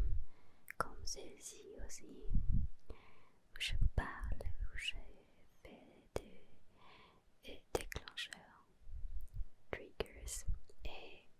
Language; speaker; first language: French; non-native, learner; Spanish